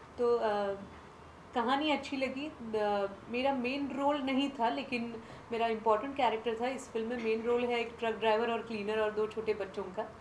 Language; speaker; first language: Hindi; non-native, local second language; Marathi